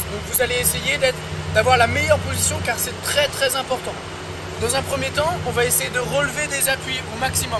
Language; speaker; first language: French; native; French